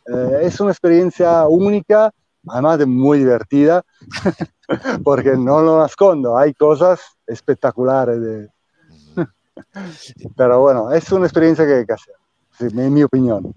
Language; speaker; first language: Spanish; non-native, fluent; Italian